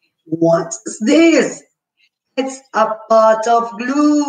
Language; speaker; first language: English; non-native, fluent; Spanish